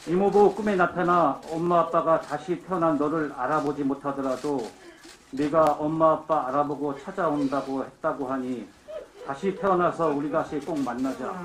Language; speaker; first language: Korean; native; Korean